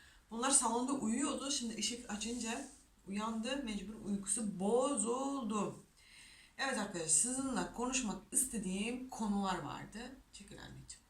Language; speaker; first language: Turkish; non-native, fluent; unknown